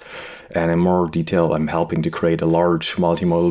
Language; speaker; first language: English; non-native, fluent; German